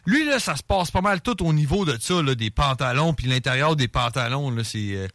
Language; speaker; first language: French; native; French